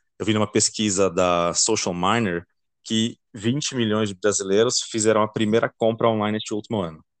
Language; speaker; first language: Portuguese; non-native, fluent; Dutch